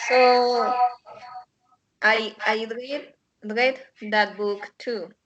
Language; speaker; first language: English; non-native, learner; Spanish